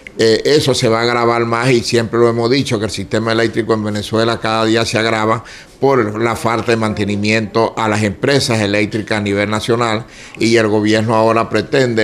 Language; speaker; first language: Spanish; native; Spanish